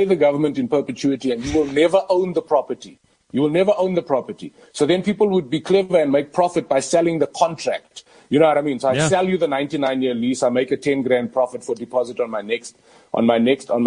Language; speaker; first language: English; native; English